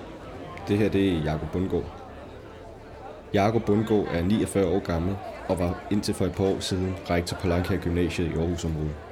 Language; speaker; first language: Danish; native; Danish